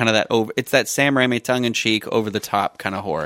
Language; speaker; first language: English; native; English